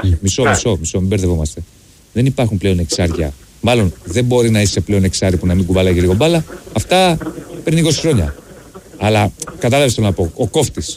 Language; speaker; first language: Greek; native; Greek